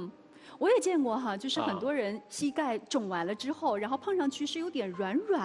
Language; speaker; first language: Chinese; native; Chinese